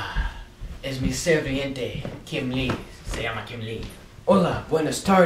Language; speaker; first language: Spanish; non-native, learner; English